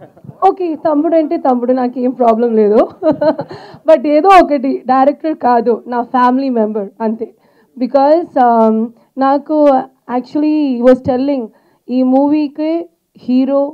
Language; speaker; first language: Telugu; non-native, learner; Malayalam